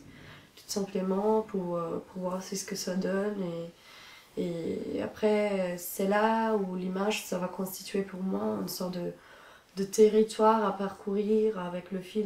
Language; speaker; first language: French; non-native, fluent; Italian